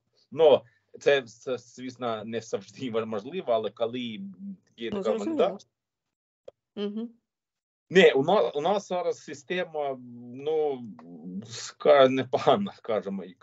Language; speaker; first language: Ukrainian; non-native, learner; Swedish